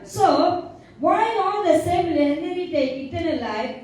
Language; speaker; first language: English; non-native, local second language; Tamil